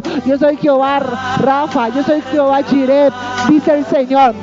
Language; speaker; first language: Spanish; native; Spanish